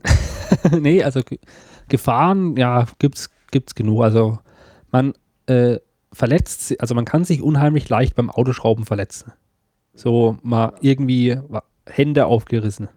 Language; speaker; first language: German; native; German